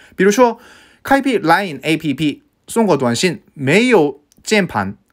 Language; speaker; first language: Chinese; non-native, fluent; Korean